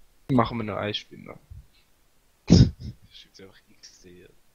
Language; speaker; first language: German; native; German